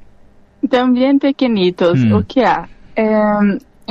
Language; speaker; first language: Spanish; non-native, learner; Portuguese